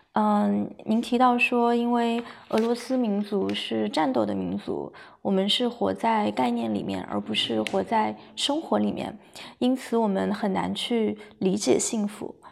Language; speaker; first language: Chinese; native; Chinese